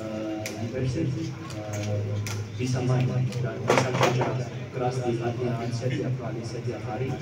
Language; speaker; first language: Indonesian; non-native, learner; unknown